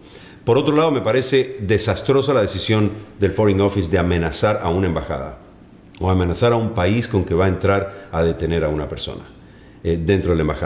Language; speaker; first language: Spanish; native; Spanish